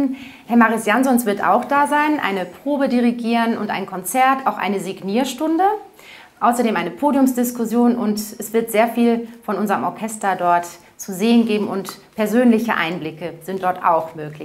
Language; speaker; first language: German; native; German